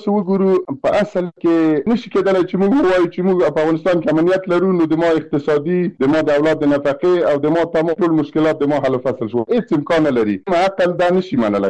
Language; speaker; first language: Pashto; non-native, local second language; Persian